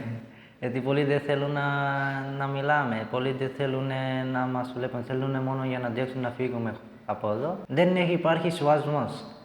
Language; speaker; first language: Greek; non-native, learner; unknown